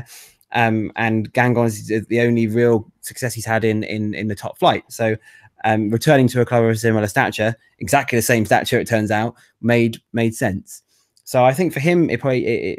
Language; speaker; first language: English; native; English